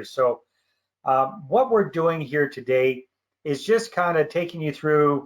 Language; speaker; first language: English; native; English